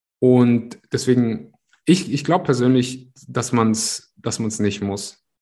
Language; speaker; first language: German; early bilingual, other home language; Russian